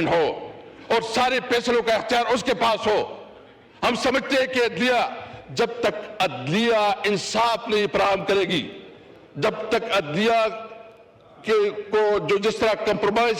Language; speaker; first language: Urdu; non-native, local second language; Pashto